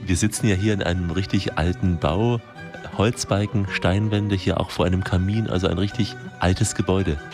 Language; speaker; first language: German; native; German